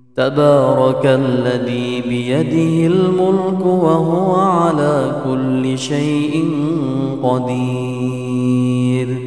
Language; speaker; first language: Arabic; non-native, fluent; Indonesian